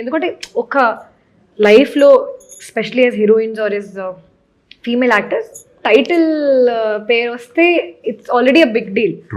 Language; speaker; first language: Telugu; non-native, local second language; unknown